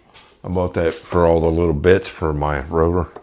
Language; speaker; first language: English; native; English